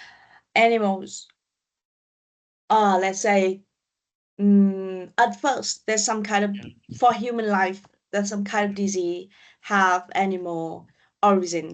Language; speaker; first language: English; non-native, learner; Vietnamese